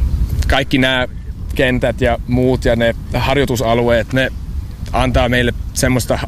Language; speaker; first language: Finnish; non-native, learner; English